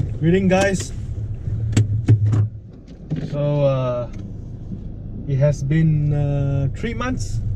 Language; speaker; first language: English; non-native, local second language; Min Nan Chinese